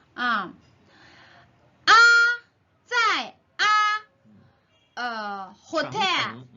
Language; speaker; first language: Chinese; non-native, learner; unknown